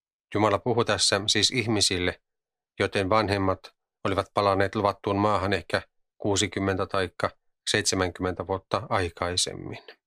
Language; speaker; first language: Finnish; native; Finnish